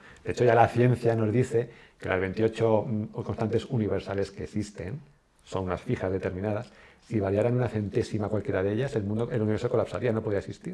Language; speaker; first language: Spanish; native; Spanish